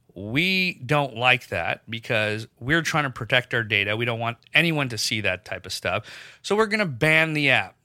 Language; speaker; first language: English; non-native, local second language; Urdu